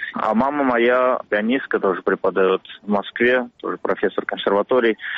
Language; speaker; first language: Russian; non-native, local second language; Armenian